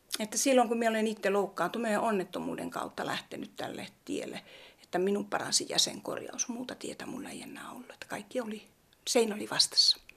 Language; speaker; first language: Finnish; native; Finnish